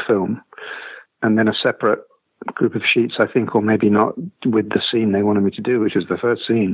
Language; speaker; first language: English; native; English